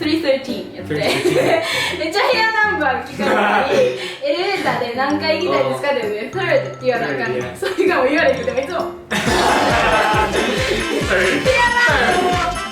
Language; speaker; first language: Japanese; native; Japanese